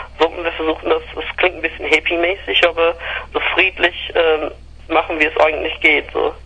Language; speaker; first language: German; non-native, fluent; English